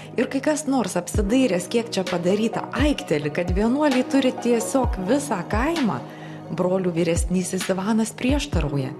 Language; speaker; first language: Lithuanian; native; Lithuanian